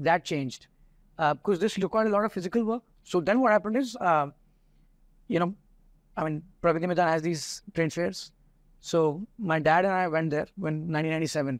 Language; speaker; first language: English; non-native, local second language; Hindi